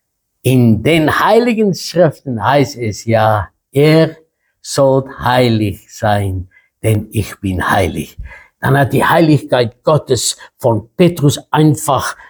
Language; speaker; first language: German; non-native, fluent; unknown